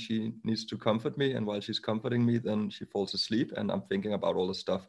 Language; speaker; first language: English; non-native, fluent; Danish